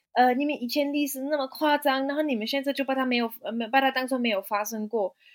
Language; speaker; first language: Chinese; non-native, fluent; German